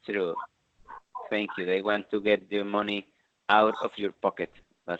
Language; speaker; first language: English; non-native, fluent; Spanish